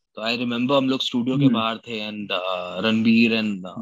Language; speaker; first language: Hindi; native; Hindi